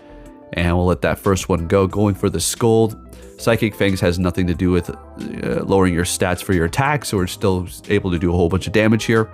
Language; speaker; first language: English; native; English